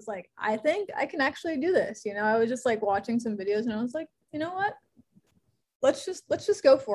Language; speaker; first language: English; native; English